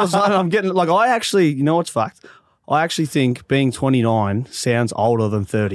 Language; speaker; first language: English; native; English